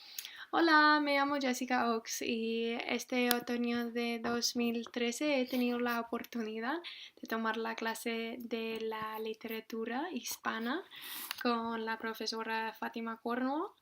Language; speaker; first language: Spanish; non-native, fluent; English